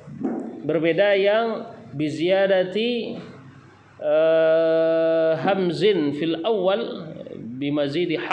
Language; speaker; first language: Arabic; non-native, fluent; Indonesian